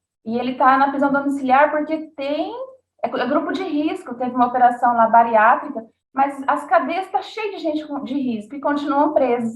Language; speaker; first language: Portuguese; native; Portuguese